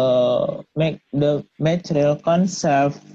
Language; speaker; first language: English; non-native, learner; Indonesian